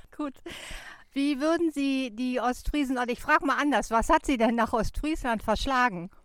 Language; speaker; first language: German; native; German